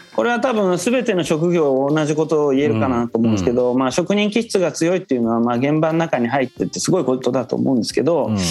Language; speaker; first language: Japanese; native; Japanese